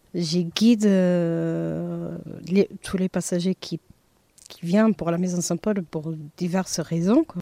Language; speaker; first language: French; non-native, fluent; Portuguese